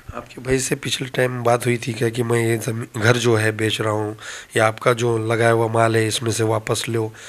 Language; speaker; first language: Hindi; non-native, local second language; Urdu